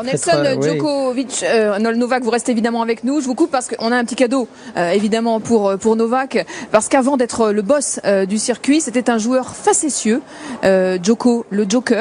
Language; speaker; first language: French; native; French